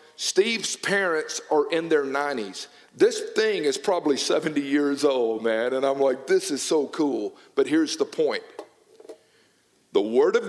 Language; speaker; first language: English; native; English